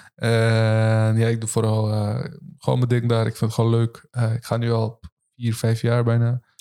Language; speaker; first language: Dutch; early bilingual, other home language; Turkish